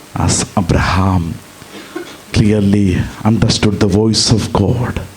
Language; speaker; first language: English; non-native, local second language; Malayalam